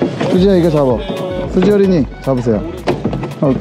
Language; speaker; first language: Korean; native; Korean